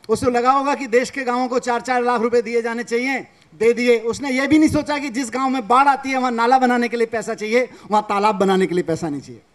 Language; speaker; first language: Hindi; native; Hindi